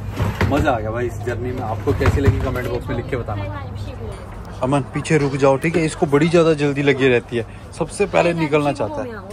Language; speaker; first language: Hindi; native; Hindi